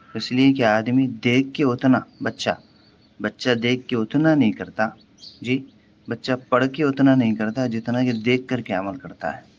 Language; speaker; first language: Urdu; native; Urdu